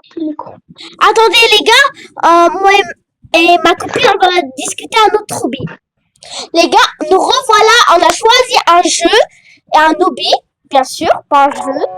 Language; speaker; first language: French; native; French